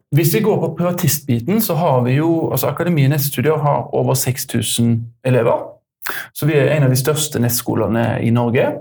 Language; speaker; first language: Norwegian; native; Norwegian